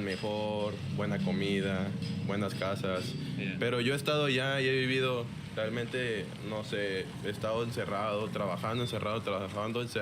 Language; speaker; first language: Spanish; native; Spanish